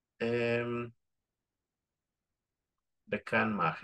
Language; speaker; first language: German; non-native, fluent; Spanish